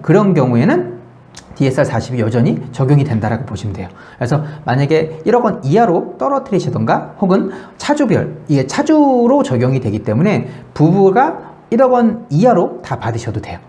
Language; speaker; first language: Korean; native; Korean